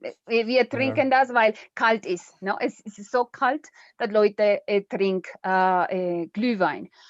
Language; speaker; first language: German; non-native, learner; Spanish